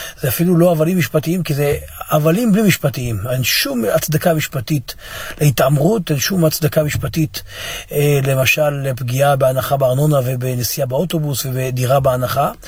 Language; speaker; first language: Hebrew; native; Hebrew